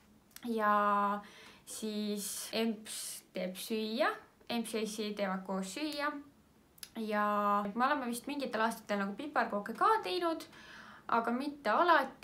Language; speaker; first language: Estonian; native; Estonian